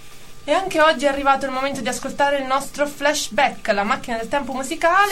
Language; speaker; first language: Italian; native; Italian